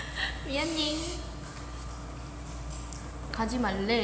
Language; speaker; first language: Korean; non-native, fluent; Thai